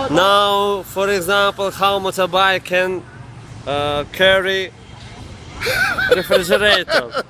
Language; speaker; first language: English; non-native, learner; Russian